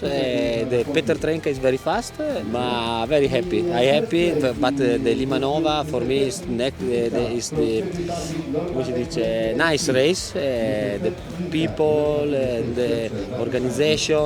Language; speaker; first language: English; non-native, learner; Italian